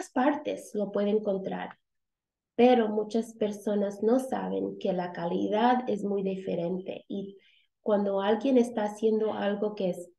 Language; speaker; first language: Spanish; early bilingual, heritage; Spanish